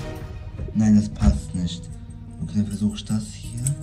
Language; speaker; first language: German; early bilingual, other home language; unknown